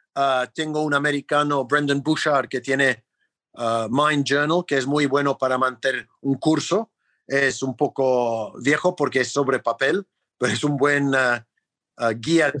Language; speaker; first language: Spanish; non-native, fluent; English